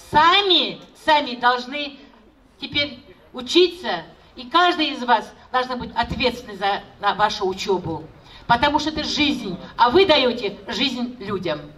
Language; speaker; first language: Russian; non-native, local second language; Kazakh